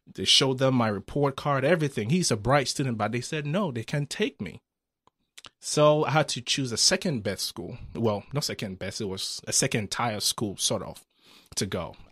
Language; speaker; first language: English; non-native, local second language; Akan